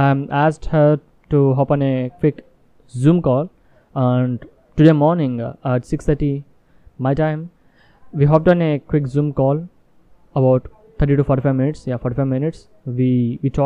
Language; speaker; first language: English; non-native, local second language; Telugu